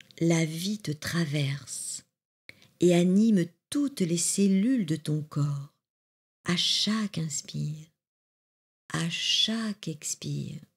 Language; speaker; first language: French; native; French